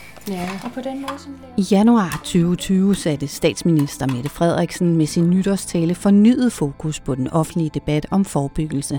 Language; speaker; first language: Danish; native; Danish